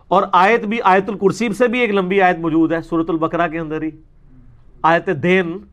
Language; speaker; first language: Urdu; non-native, local second language; Punjabi